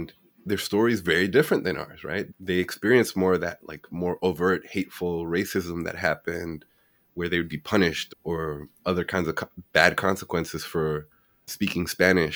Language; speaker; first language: English; native; English